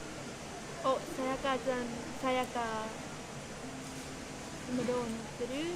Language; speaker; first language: Japanese; non-native, learner; Vietnamese